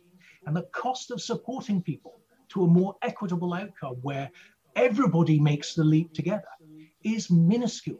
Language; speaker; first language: English; native; English